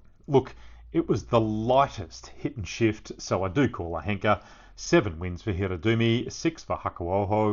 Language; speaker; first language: English; native; English